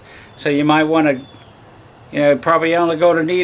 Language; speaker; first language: English; native; English